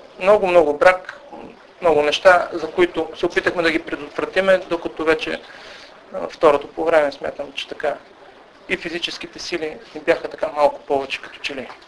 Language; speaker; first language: Bulgarian; native; Bulgarian